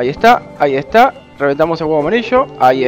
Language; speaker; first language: Spanish; native; Spanish